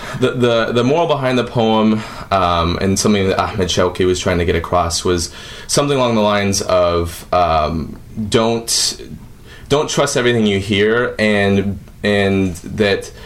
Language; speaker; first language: English; native; English